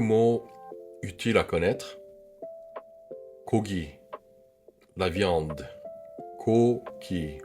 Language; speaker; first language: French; non-native, fluent; Korean